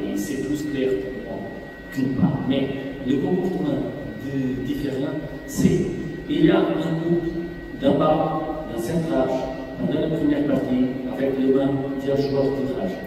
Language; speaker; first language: French; non-native, fluent; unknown